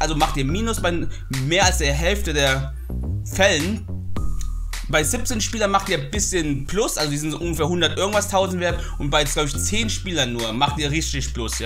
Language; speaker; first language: German; native; German